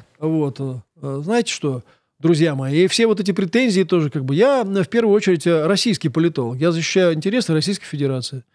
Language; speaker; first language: Russian; native; Russian